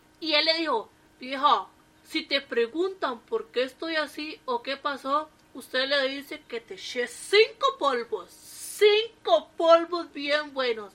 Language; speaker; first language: Spanish; native; Spanish